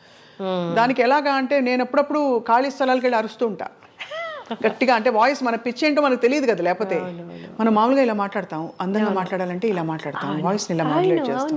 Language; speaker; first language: Telugu; native; Telugu